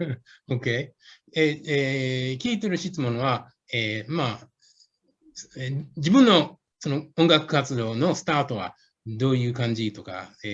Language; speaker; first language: Japanese; non-native, fluent; English